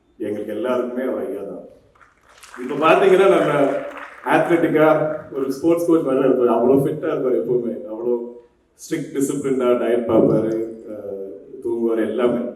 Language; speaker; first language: Tamil; non-native, local second language; Malayalam